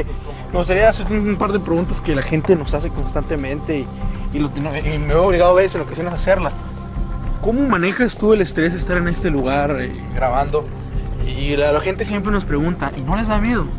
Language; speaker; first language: Spanish; native; Spanish